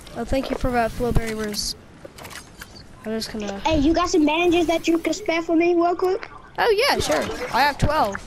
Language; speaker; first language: English; native; English